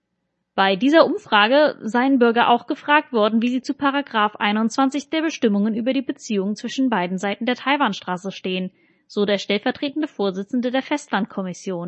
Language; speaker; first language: German; native; German